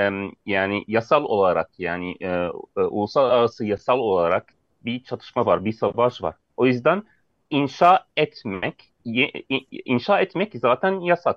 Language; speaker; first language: Turkish; non-native, fluent; Arabic